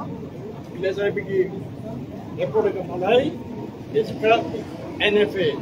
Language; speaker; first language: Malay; non-native, local second language; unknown